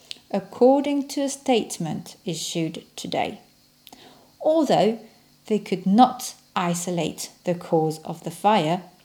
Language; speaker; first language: English; non-native, fluent; French